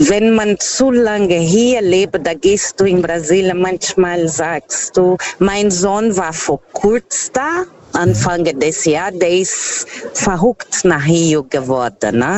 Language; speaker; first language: German; non-native, learner; Portuguese